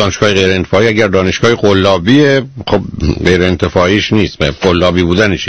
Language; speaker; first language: Persian; native; Persian